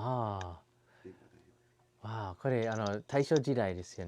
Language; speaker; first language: Japanese; non-native, learner; English